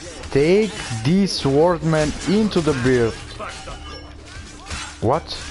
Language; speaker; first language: English; non-native, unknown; Bulgarian